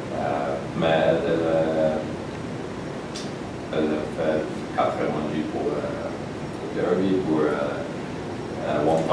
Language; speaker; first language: French; non-native, learner; Polish